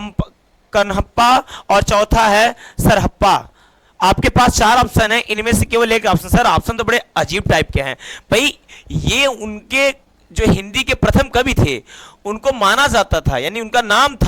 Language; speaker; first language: Hindi; native; Hindi